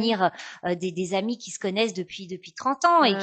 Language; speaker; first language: French; native; French